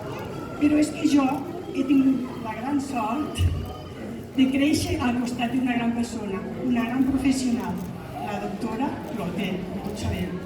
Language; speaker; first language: Catalan; native; Catalan